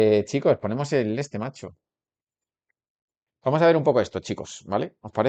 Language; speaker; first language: Spanish; native; Spanish